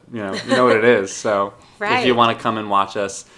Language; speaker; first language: English; native; English